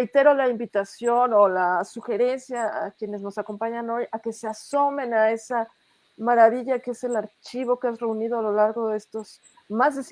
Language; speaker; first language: Spanish; native; Spanish